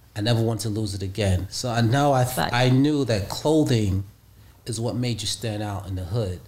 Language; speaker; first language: English; native; English